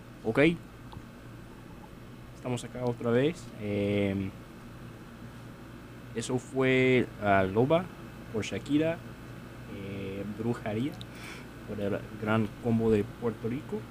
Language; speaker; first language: Spanish; non-native, learner; English